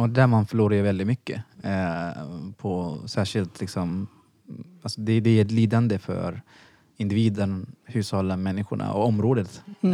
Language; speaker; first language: Swedish; non-native, fluent; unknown